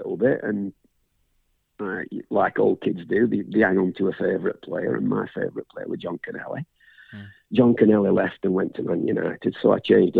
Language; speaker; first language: English; native; English